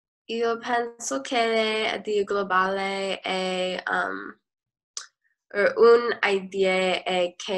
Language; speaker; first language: Italian; non-native, learner; English